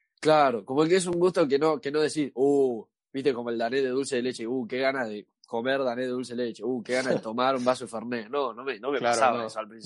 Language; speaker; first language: Spanish; native; Spanish